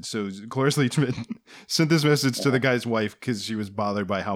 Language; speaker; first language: English; native; English